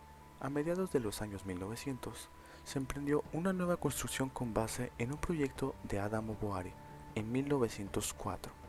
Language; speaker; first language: Spanish; native; Spanish